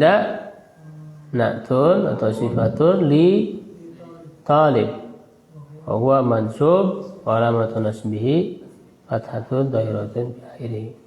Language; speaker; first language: Arabic; non-native, fluent; Indonesian